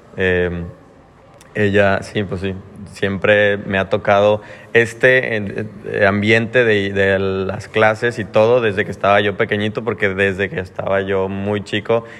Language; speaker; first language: Spanish; native; Spanish